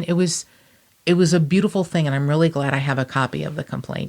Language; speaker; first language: English; native; English